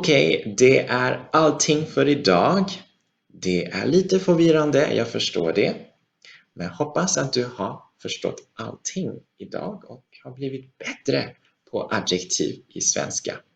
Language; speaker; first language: Swedish; non-native, fluent; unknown